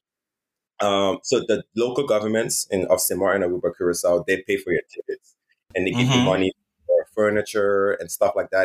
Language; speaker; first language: English; non-native, fluent; Dutch